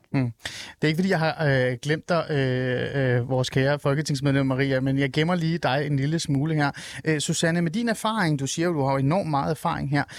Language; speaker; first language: Danish; early bilingual, other home language; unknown